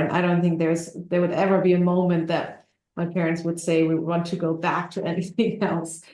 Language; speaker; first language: English; non-native, fluent; German